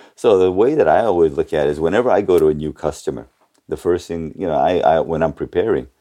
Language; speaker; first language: English; early bilingual, other home language; Japanese